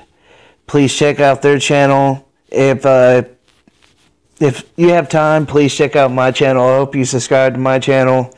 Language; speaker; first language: English; native; English